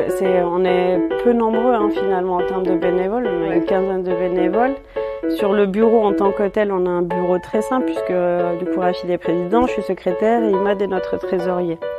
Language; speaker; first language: French; native; French